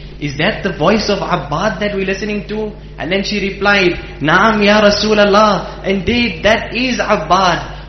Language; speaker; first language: English; native; English